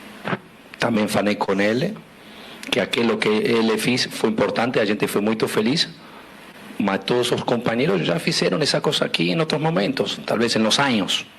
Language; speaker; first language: Portuguese; non-native, fluent; Spanish